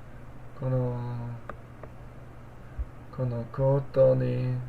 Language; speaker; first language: Japanese; non-native, learner; English